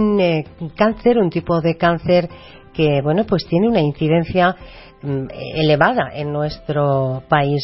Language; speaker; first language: Spanish; native; Spanish